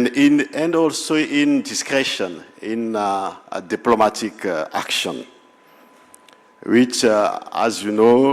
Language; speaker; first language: English; non-native, fluent; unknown